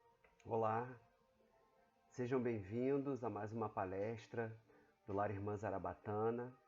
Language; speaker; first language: Portuguese; native; Portuguese